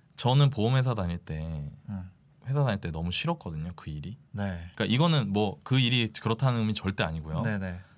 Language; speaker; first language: Korean; native; Korean